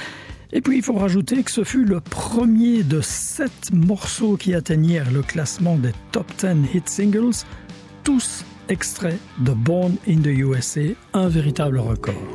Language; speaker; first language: French; native; French